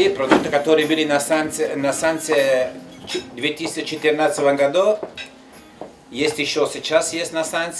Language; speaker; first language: Russian; non-native, learner; Italian